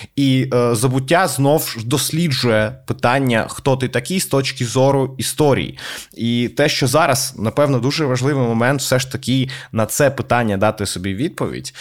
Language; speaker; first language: Ukrainian; non-native, local second language; Russian